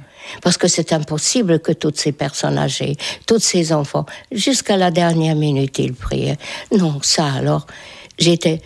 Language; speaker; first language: French; non-native, fluent; Hungarian